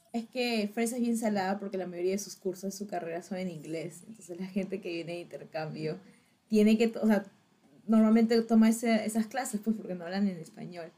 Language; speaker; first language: Spanish; native; Spanish